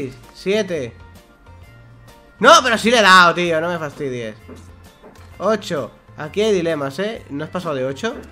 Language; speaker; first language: Spanish; native; Spanish